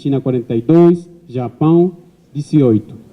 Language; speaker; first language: Portuguese; non-native, fluent; Spanish